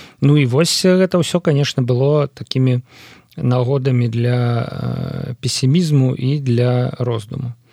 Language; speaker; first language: Belarusian; non-native, local second language; Russian